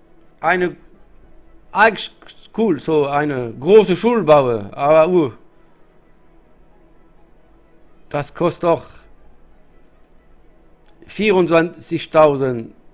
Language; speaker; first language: German; non-native, learner; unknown